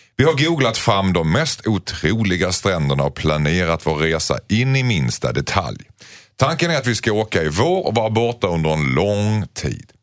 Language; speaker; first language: Swedish; native; Swedish